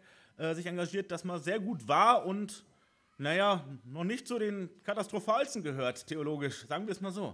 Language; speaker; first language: German; native; German